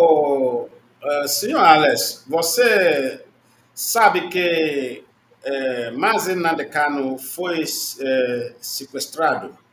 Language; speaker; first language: Portuguese; non-native, learner; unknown